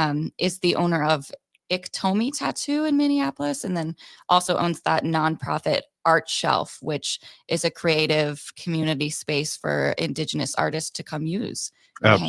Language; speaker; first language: English; native; English